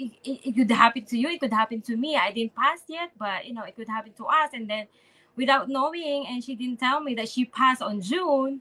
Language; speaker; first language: English; non-native, local second language; Filipino